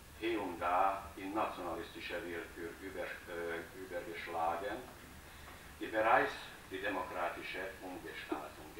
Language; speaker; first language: German; non-native, fluent; Hungarian